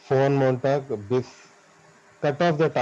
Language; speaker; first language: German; non-native, fluent; Telugu